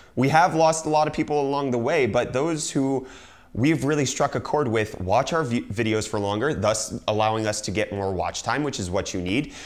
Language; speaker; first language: English; native; English